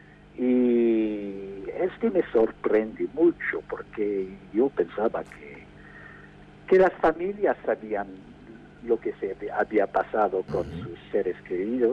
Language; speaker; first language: Spanish; non-native, fluent; English